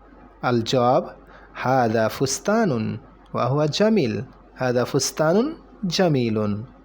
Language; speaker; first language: Arabic; non-native, fluent; Bangla